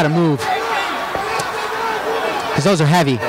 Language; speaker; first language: English; native; English